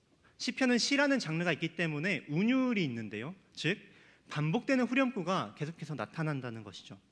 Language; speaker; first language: Korean; native; Korean